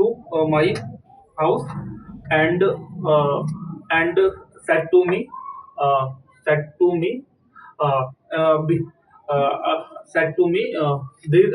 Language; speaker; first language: English; non-native, learner; Hindi